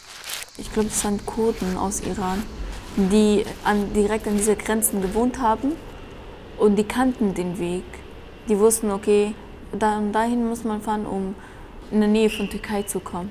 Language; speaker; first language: German; early bilingual, other home language; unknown